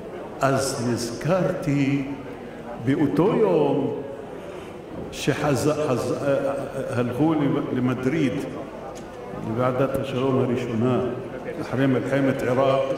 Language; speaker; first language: Hebrew; non-native, local second language; Arabic